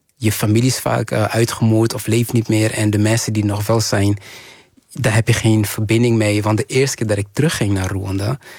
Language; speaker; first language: Dutch; early bilingual, other home language; Kinyarwanda